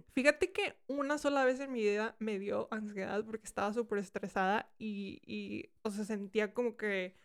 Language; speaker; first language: Spanish; early bilingual, heritage; Spanish